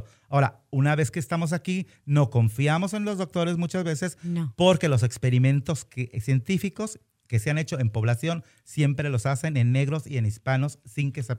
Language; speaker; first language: Spanish; native; Spanish